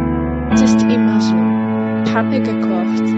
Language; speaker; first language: German; non-native, learner; Polish